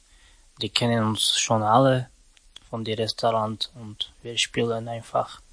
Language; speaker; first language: German; non-native, learner; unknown